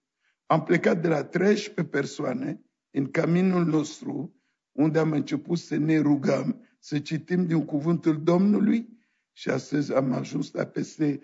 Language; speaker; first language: Romanian; non-native, fluent; French